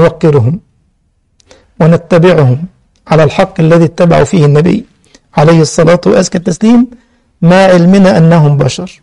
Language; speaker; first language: Arabic; native; Arabic